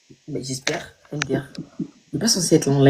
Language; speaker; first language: French; native; French